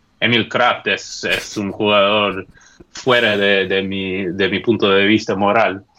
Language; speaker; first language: Spanish; non-native, fluent; English